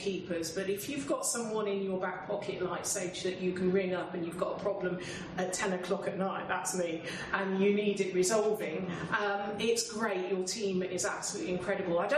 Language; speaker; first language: English; native; English